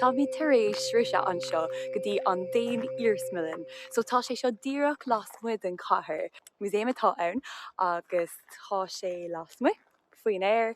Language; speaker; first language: Irish; non-native, local second language; English